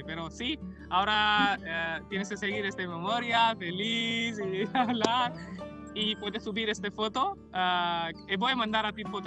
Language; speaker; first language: Spanish; non-native, learner; Hindi